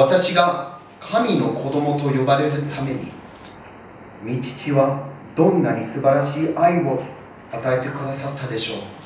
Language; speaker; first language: Japanese; early bilingual, other home language; English